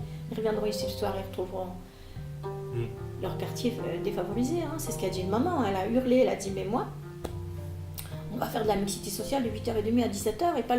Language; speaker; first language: French; native; French